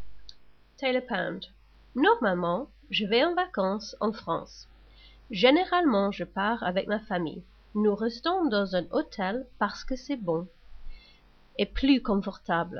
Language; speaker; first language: French; non-native, learner; English